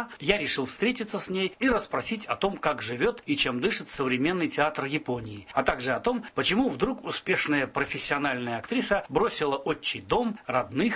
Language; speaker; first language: Russian; native; Russian